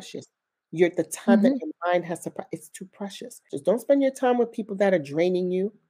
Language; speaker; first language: English; native; English